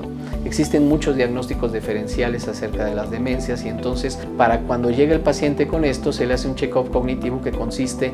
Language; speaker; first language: Spanish; native; Spanish